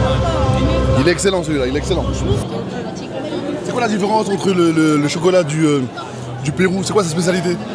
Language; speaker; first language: French; native; French